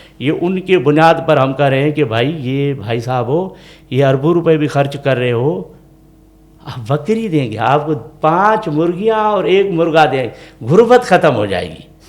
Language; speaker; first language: Urdu; non-native, local second language; Sindhi